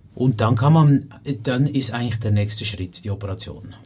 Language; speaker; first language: German; native; German